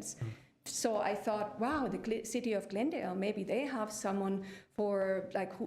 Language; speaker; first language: English; early bilingual, other home language; German